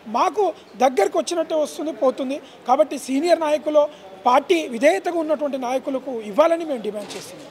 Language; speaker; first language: Telugu; non-native, local second language; Lambadi